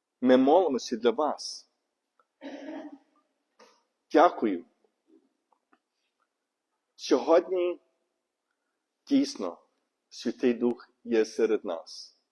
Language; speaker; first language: Ukrainian; non-native, learner; English